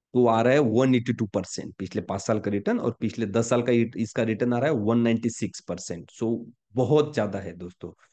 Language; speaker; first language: Hindi; non-native, local second language; Marathi